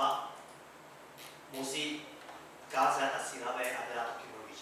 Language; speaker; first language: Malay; non-native, local second language; Chinese